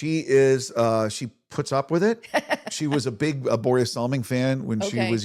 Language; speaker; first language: English; native; English